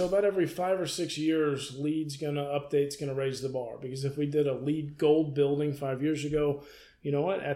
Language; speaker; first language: English; native; English